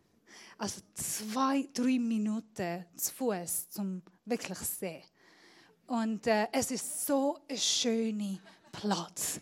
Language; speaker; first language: German; non-native, fluent; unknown